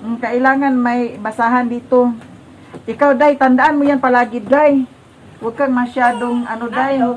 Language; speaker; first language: Filipino; non-native, local second language; Cebuano